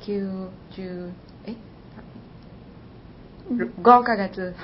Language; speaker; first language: Japanese; non-native, learner; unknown